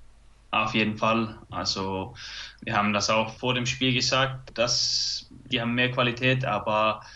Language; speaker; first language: German; non-native, fluent; Icelandic